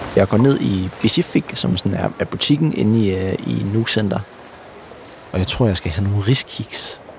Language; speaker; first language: Danish; native; Danish